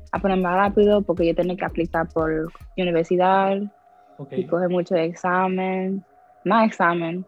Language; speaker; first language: Spanish; early bilingual, heritage; English